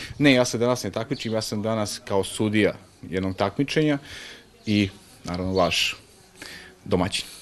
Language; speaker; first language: Serbian; native; Serbian